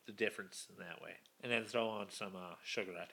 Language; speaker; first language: English; native; English